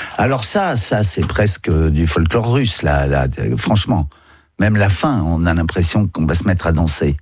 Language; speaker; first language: French; native; French